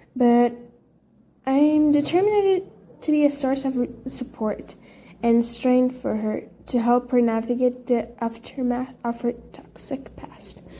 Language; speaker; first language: English; non-native, fluent; Portuguese